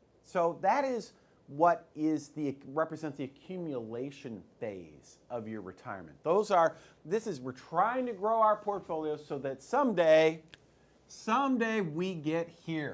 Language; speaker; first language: English; native; English